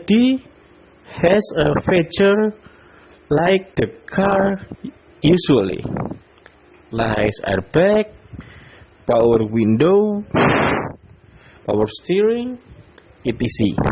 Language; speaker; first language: English; non-native, learner; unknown